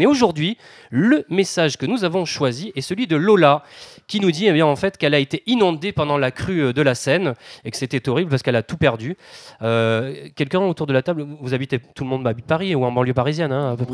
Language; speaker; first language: French; native; French